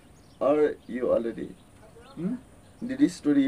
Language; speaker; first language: English; non-native, learner; Newari